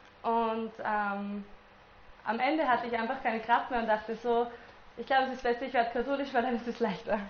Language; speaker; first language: German; native; German